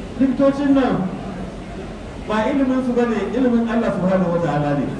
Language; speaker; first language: Hausa; native; Hausa